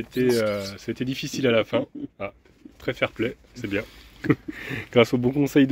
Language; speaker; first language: French; native; French